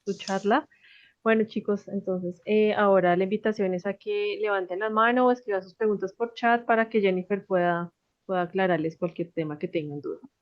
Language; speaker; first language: Spanish; native; Spanish